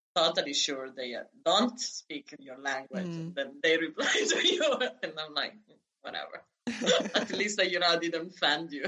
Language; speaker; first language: English; non-native, fluent; Italian